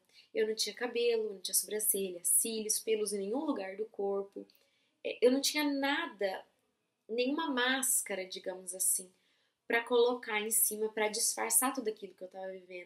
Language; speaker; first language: Portuguese; native; Portuguese